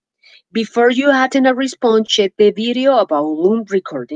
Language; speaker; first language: English; non-native, fluent; Spanish